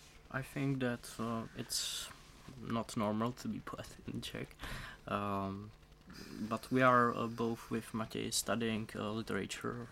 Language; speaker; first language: English; non-native, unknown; Czech